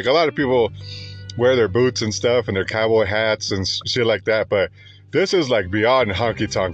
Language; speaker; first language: English; native; English